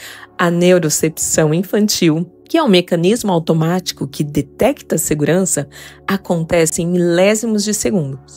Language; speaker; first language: Portuguese; native; Portuguese